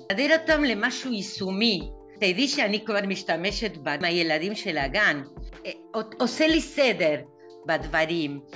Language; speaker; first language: Hebrew; non-native, fluent; Russian